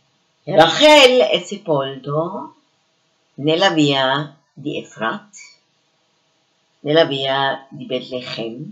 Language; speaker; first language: Italian; non-native, fluent; English